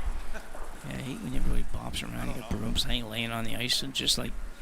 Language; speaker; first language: English; native; English